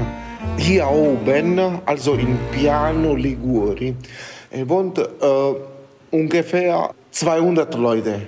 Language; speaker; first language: German; non-native, learner; Italian